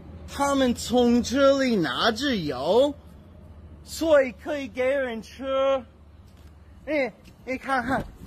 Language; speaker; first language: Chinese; non-native, learner; English